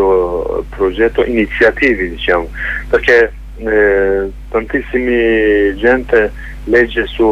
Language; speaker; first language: Italian; non-native, learner; Kurdish